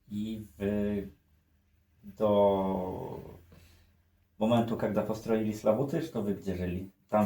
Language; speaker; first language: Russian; non-native, learner; Polish